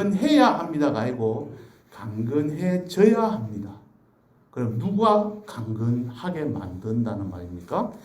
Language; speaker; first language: Korean; native; Korean